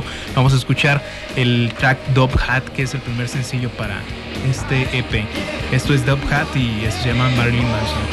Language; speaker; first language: Spanish; native; Spanish